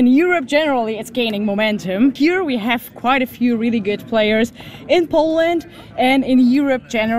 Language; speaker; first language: English; non-native, fluent; Polish